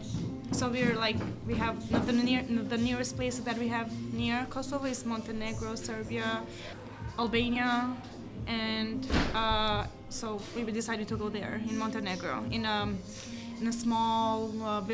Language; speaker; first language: English; non-native, fluent; Albanian